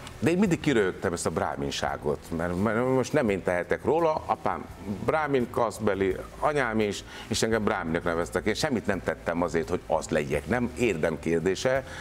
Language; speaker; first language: Hungarian; non-native, fluent; Hindi